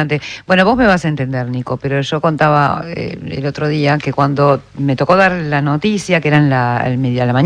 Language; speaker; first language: Spanish; native; Spanish